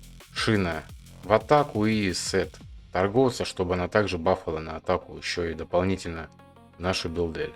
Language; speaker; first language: Russian; native; Russian